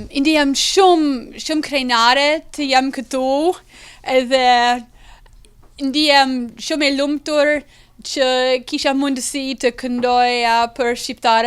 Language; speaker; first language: Albanian; non-native, fluent; English